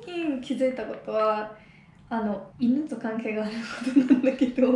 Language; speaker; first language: Japanese; non-native, fluent; Italian